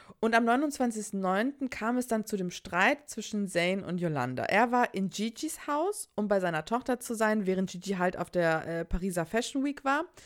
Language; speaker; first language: German; early bilingual, other home language; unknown